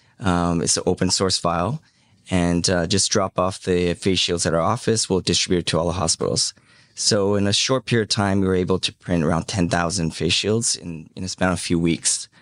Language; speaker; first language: English; early bilingual, other home language; Cantonese